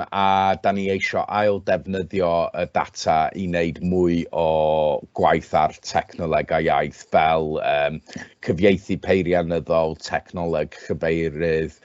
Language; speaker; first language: Welsh; non-native, local second language; English